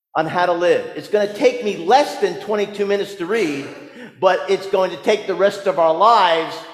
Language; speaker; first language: English; native; English